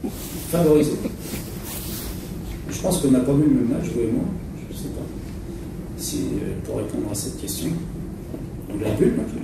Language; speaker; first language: French; native; French